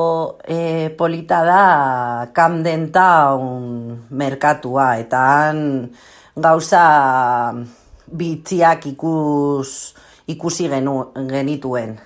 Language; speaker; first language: Basque; non-native, local second language; Spanish